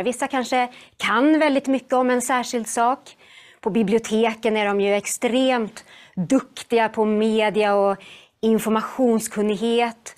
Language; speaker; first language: Swedish; native; Swedish